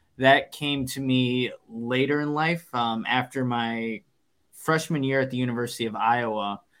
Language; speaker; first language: English; native; English